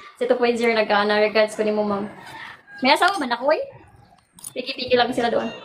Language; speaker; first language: Filipino; non-native, local second language; Cebuano